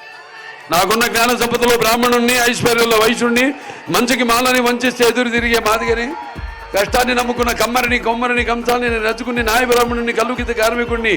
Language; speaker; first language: Telugu; native; Telugu